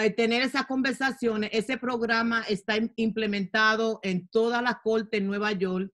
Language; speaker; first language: Spanish; early bilingual, heritage; Spanish